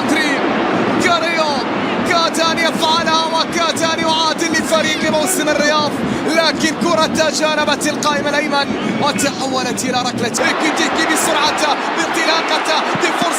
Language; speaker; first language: Arabic; native; Arabic